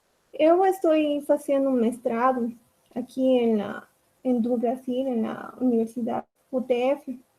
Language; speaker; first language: Portuguese; non-native, learner; Spanish